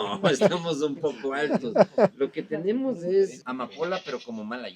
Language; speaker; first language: Spanish; native; Spanish